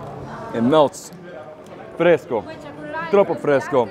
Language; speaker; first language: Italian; non-native, learner; English